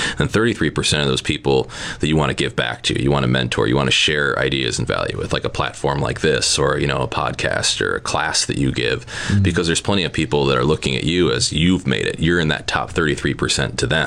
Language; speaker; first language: English; native; English